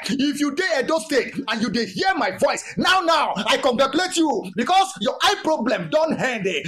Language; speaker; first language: Nigerian Pidgin; non-native, local second language; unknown